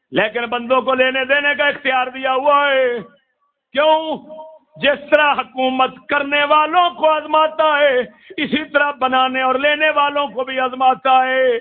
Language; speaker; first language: Urdu; non-native, local second language; Punjabi